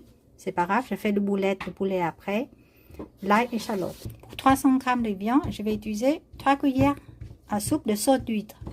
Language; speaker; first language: French; non-native, learner; Vietnamese